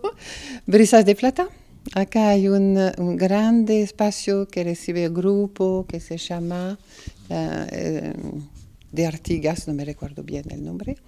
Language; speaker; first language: Spanish; non-native, fluent; French